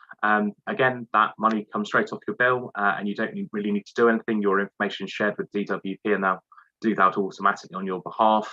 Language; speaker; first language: English; native; English